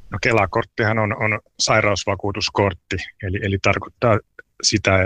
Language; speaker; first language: Finnish; native; Finnish